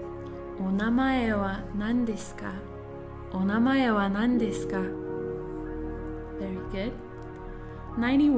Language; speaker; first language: Japanese; non-native, fluent; English